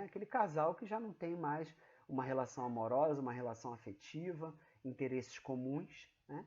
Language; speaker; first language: Portuguese; native; Portuguese